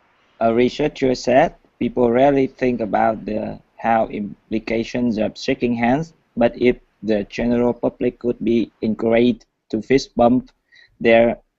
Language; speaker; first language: English; non-native, learner; Vietnamese